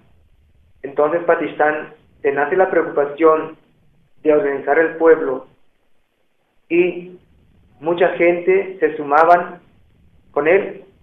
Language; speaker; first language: Spanish; non-native, local second language; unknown